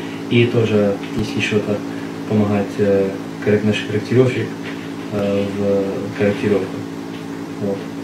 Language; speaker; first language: Russian; non-native, learner; Arabic